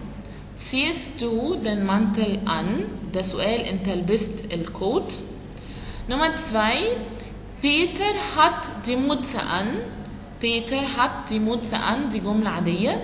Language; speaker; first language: German; non-native, fluent; Arabic